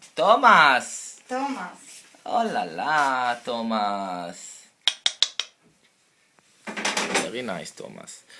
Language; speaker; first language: English; non-native, learner; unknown